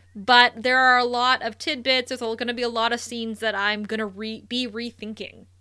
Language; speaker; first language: English; native; English